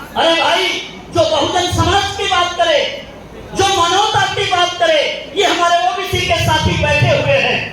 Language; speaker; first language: Hindi; native; Hindi